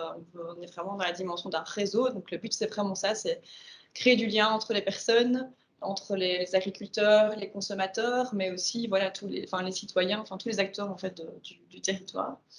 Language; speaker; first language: French; native; French